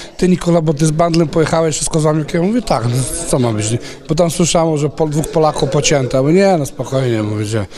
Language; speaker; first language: Polish; non-native, fluent; Serbian